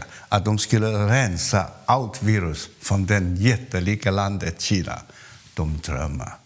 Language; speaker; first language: Swedish; non-native, fluent; Cantonese